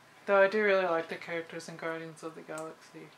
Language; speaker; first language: English; native; English